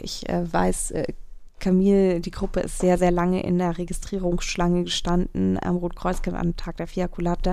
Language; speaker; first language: German; native; German